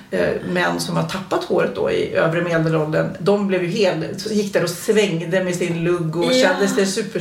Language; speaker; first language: Swedish; native; Swedish